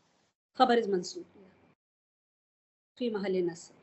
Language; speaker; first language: Arabic; non-native, learner; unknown